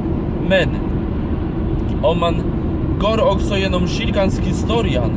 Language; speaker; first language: Swedish; non-native, fluent; Polish